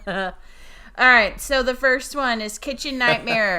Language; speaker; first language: English; native; English